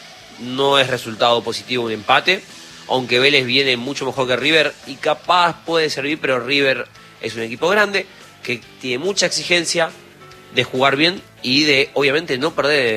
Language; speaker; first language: Spanish; native; Spanish